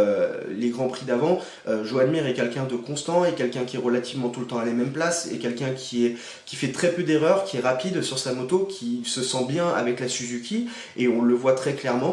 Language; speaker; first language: French; native; French